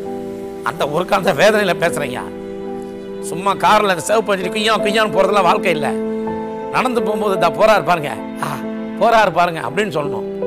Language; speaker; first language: Tamil; native; Tamil